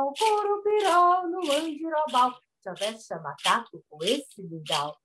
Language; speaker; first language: Portuguese; native; Portuguese